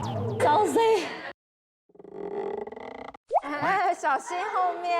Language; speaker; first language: Chinese; native; Chinese